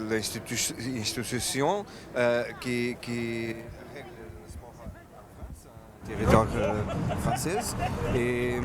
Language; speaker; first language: French; non-native, fluent; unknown